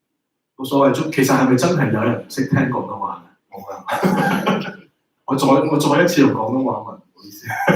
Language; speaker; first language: Chinese; native; Chinese